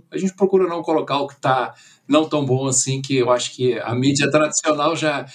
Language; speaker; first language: Portuguese; early bilingual, other home language; German